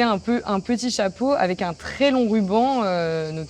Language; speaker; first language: French; native; French